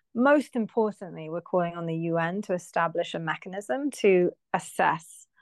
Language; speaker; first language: English; native; English